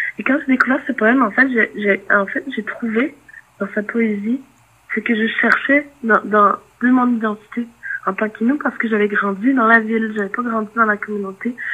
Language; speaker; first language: French; non-native, local second language; Innu-aimun